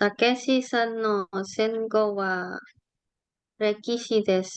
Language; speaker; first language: Japanese; non-native, learner; Indonesian